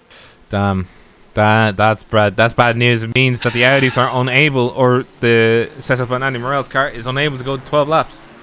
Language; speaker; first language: English; native; English